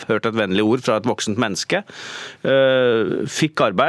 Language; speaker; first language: Norwegian; native; Norwegian